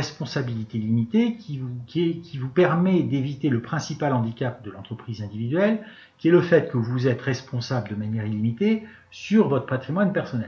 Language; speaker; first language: French; native; French